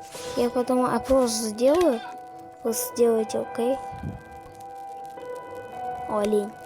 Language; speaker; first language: Russian; native; Russian